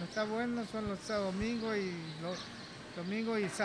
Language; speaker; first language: Spanish; native; Spanish